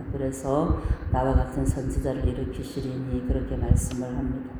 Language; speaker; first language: Korean; native; Korean